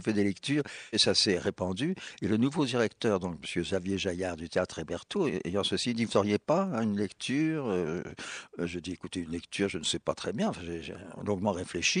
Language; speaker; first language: French; native; French